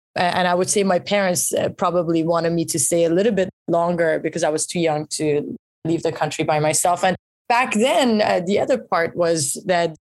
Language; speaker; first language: English; early bilingual, other home language; Persian